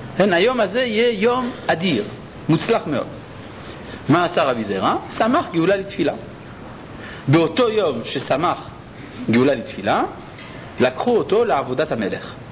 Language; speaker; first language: Hebrew; early bilingual, other home language; French